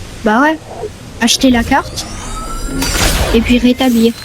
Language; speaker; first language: French; native; French